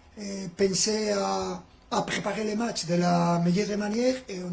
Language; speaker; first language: French; non-native, fluent; Spanish